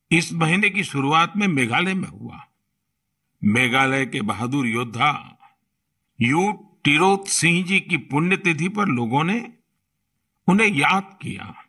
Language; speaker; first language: Hindi; non-native, local second language; Gujarati